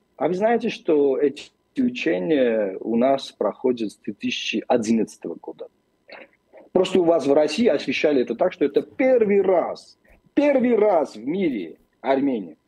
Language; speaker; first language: Russian; non-native, local second language; Armenian